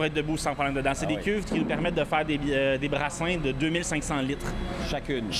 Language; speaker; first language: French; native; French